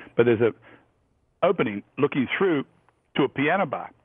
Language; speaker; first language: English; native; English